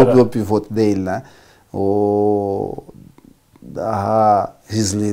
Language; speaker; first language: Turkish; non-native, learner; Portuguese